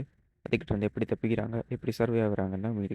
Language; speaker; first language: Tamil; native; Tamil